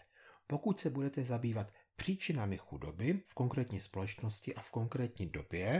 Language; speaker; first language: Czech; native; Czech